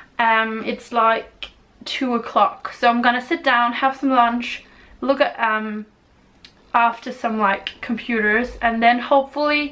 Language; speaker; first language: English; non-native, fluent; Danish